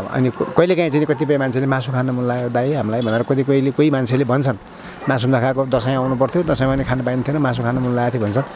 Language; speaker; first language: Nepali; native; Nepali